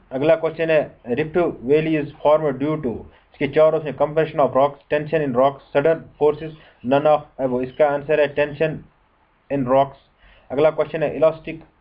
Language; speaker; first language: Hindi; non-native, local second language; Kashmiri